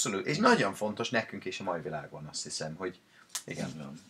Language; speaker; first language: Hungarian; non-native, fluent; English